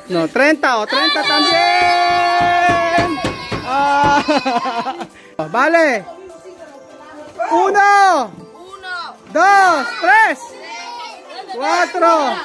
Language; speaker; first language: Spanish; non-native, learner; Filipino